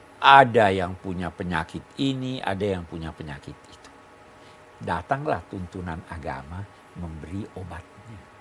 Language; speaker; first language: Indonesian; non-native, local second language; Buginese